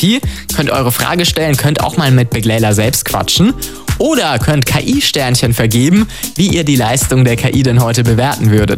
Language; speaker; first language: German; native; German